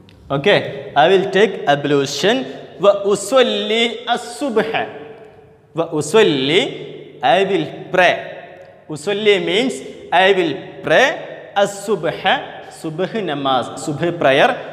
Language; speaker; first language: English; non-native, local second language; Malayalam